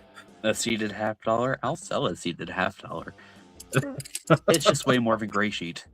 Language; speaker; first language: English; native; English